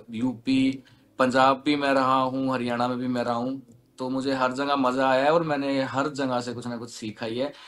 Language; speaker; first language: Hindi; native; Hindi